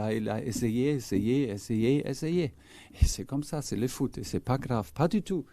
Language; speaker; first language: French; non-native, fluent; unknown